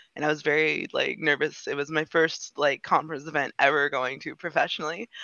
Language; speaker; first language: English; native; English